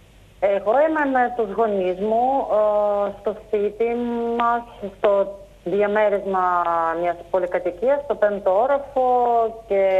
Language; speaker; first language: Greek; non-native, fluent; Russian